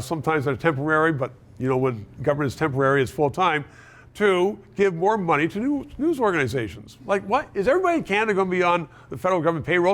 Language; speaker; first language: English; native; English